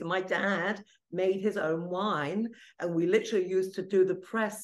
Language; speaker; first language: English; non-native, local second language; Italian